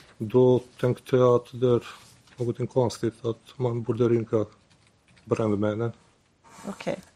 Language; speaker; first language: Swedish; non-native, learner; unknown